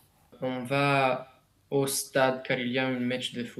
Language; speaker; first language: French; non-native, learner; Romanian